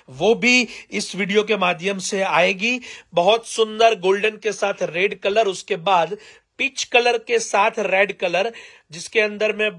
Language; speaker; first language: Hindi; non-native, local second language; Gujarati